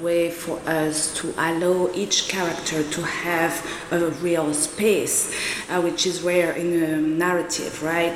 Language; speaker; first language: English; non-native, local second language; Kinyarwanda